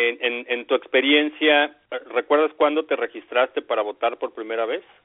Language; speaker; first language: Spanish; native; Spanish